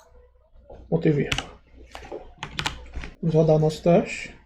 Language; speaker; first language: Portuguese; native; Portuguese